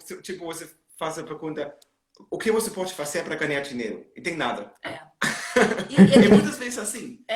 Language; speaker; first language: Portuguese; non-native, learner; German